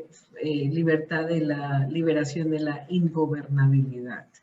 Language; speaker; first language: Spanish; early bilingual, heritage; Spanish